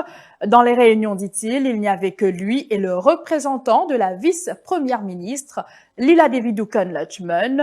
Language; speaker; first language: French; non-native, local second language; Morisyen